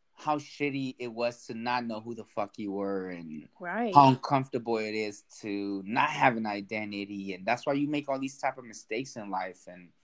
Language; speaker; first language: English; early bilingual, other home language; Spanish